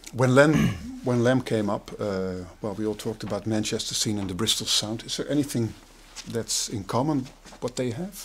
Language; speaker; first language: English; non-native, fluent; Dutch